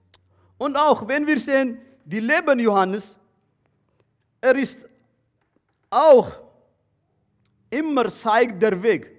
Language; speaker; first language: German; non-native, learner; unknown